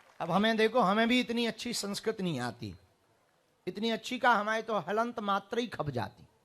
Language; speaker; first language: Hindi; native; Hindi